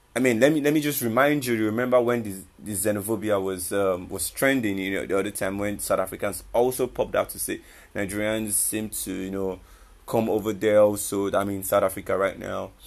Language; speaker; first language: English; non-native, local second language; Yoruba